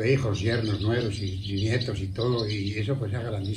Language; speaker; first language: Spanish; native; Spanish